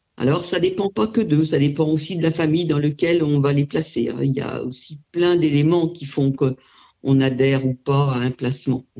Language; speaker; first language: French; native; French